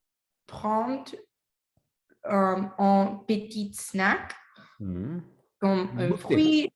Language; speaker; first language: French; non-native, learner; Spanish